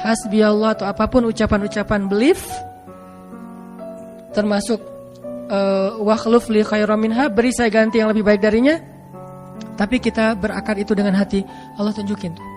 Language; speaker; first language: Indonesian; native; Indonesian